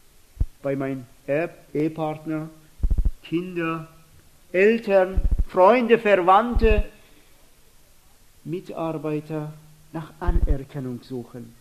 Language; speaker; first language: German; non-native, fluent; Persian